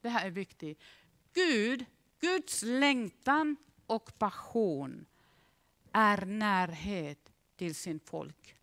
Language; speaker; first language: Swedish; non-native, fluent; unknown